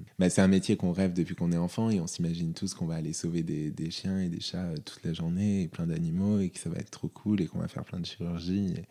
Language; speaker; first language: French; native; French